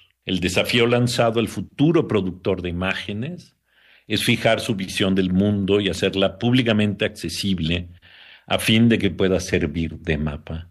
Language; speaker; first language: Spanish; native; Spanish